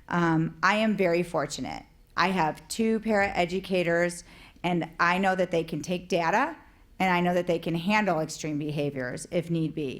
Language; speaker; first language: English; native; English